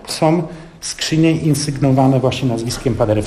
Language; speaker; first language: Polish; native; Polish